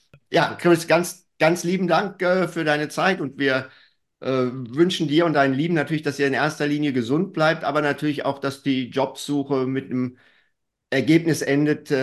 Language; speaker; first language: German; native; German